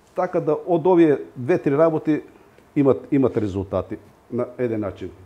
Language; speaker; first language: Macedonian; native; Macedonian